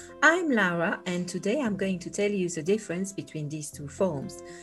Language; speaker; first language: English; non-native, fluent; French